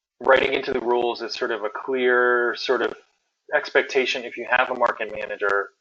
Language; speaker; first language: English; native; English